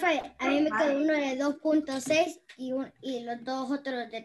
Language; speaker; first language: Spanish; native; Spanish